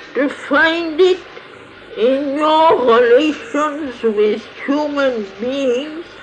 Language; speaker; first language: English; non-native, fluent; French